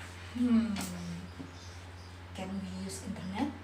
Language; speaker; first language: English; non-native, learner; Indonesian